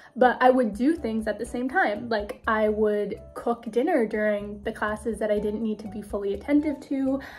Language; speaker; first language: English; native; English